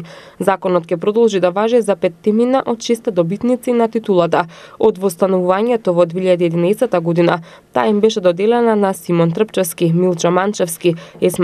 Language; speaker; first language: Macedonian; native; Macedonian